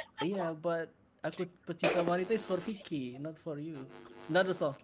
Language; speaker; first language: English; non-native, learner; Indonesian